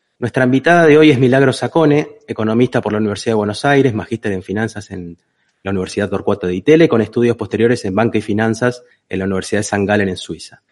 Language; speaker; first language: Spanish; native; Spanish